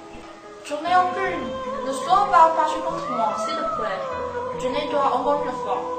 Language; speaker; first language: French; non-native, learner; Chinese